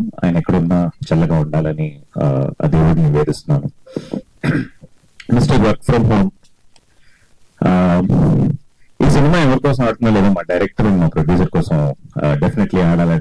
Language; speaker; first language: Telugu; native; Telugu